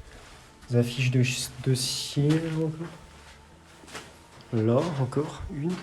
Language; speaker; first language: French; native; French